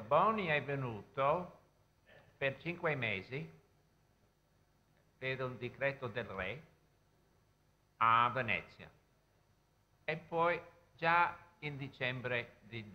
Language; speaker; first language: Italian; non-native, fluent; English